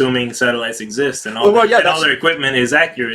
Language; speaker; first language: English; native; English